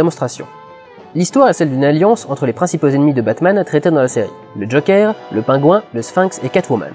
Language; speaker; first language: French; native; French